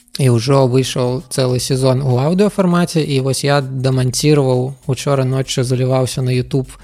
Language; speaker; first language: Belarusian; non-native, local second language; Russian